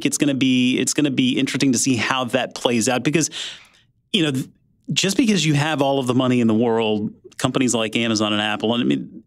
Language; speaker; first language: English; native; English